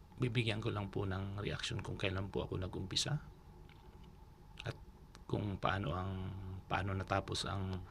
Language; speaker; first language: Filipino; non-native, local second language; Bikol